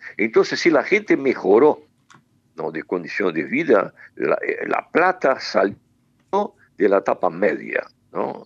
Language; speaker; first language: Spanish; non-native, fluent; Portuguese